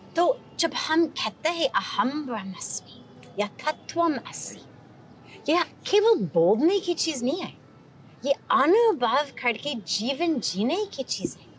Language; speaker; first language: Hindi; non-native, fluent; English